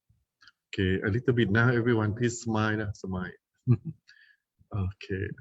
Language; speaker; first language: English; non-native, fluent; Thai